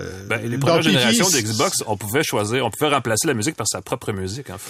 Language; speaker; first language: French; native; French